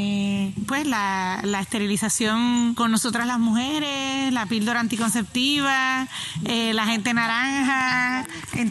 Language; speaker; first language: Spanish; native; Spanish